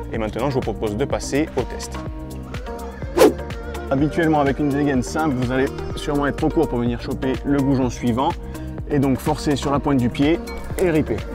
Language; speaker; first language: French; native; French